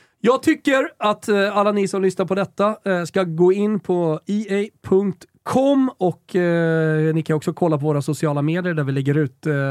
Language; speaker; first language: Swedish; native; Swedish